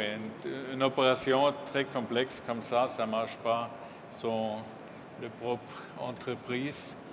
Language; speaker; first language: French; non-native, learner; German